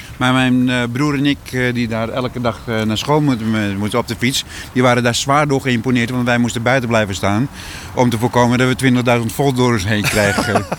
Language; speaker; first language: Dutch; native; Dutch